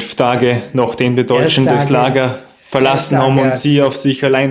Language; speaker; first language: German; native; German